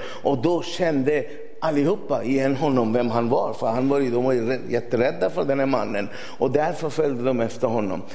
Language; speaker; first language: Swedish; non-native, fluent; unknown